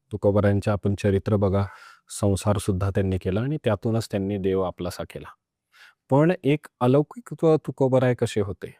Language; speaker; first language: Marathi; non-native, local second language; Punjabi